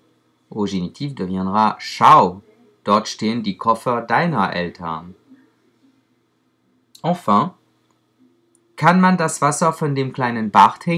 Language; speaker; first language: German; non-native, fluent; French